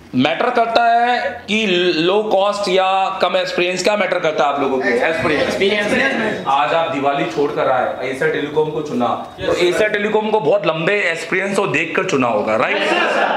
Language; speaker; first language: Hindi; native; Hindi